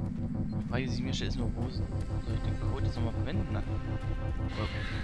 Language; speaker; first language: German; native; German